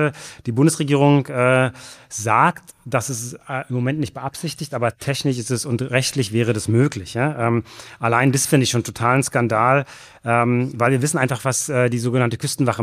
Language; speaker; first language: German; native; German